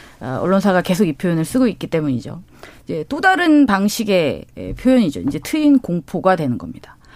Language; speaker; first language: Korean; native; Korean